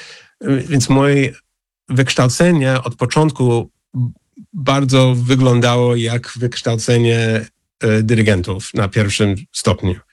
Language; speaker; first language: Polish; non-native, fluent; English